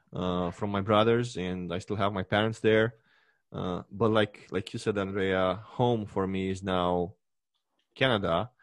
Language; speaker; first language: English; non-native, fluent; Romanian